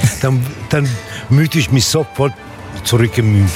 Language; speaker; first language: German; non-native, learner; Italian